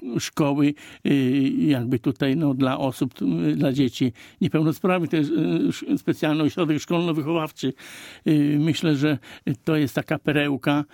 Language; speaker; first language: Polish; native; Polish